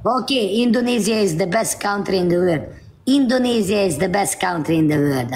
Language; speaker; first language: English; non-native, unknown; Hungarian